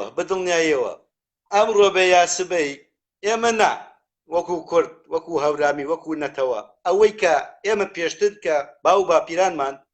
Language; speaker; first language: Central Kurdish; non-native, local second language; Gurani